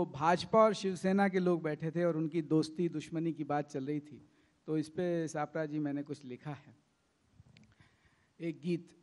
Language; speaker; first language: Hindi; native; Hindi